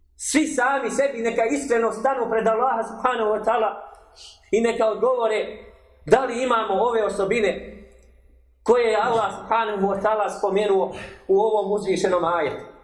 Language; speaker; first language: Bosnian; native; Bosnian